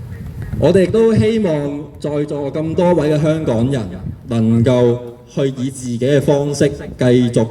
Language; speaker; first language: Cantonese; native; Cantonese